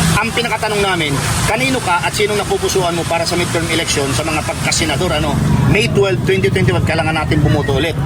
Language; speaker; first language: Filipino; non-native, local second language; Bikol